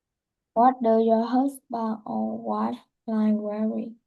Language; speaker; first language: English; non-native, learner; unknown